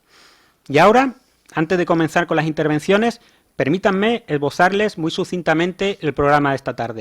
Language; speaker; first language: Spanish; native; Spanish